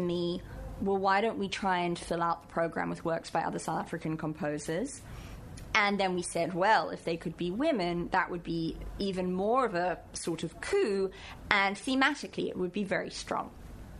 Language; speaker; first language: English; native; English